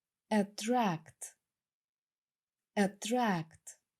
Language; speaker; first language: English; non-native, fluent; Ukrainian